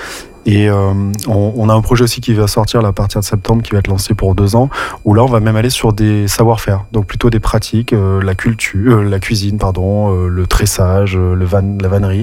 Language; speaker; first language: French; native; French